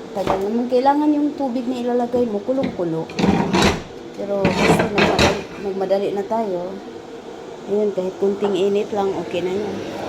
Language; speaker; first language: Filipino; non-native, local second language; Cebuano